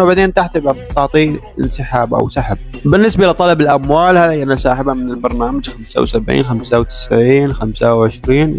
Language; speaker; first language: Arabic; native; Arabic